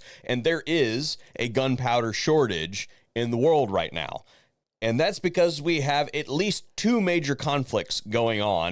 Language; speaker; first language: English; native; English